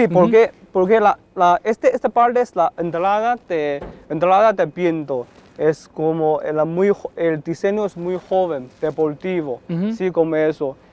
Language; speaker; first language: Spanish; non-native, learner; Chinese